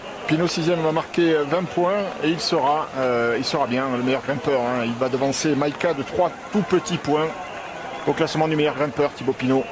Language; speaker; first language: French; native; French